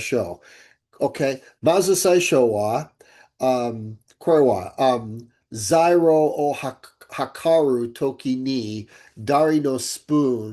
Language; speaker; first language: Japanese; non-native, learner; English